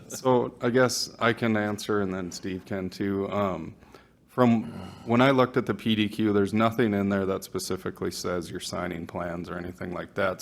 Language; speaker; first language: English; native; English